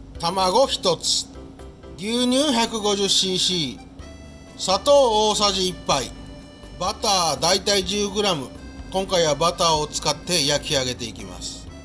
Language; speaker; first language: Japanese; native; Japanese